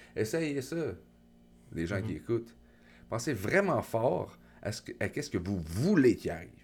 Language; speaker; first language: French; native; French